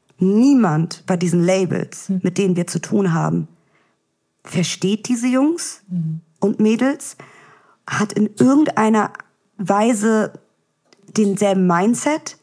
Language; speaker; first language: German; early bilingual, other home language; Russian